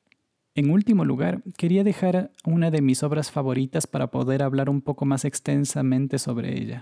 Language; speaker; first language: Spanish; native; Spanish